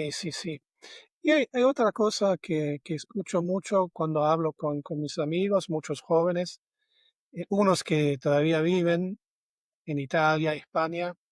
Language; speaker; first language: Spanish; non-native, fluent; German